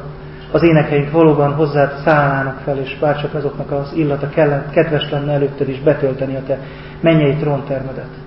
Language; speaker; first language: Hungarian; native; Hungarian